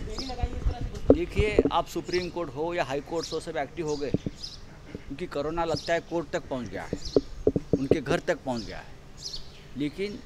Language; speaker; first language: Hindi; non-native, local second language; Marathi